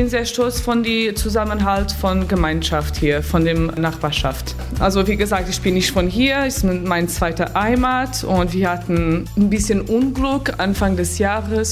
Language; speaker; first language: German; non-native, fluent; Portuguese